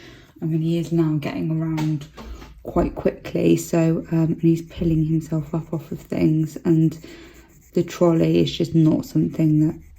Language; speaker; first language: English; native; English